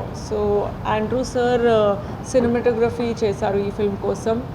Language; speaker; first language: Telugu; non-native, learner; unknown